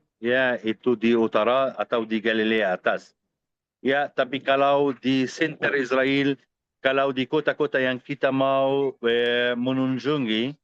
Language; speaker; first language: Indonesian; non-native, fluent; Arabic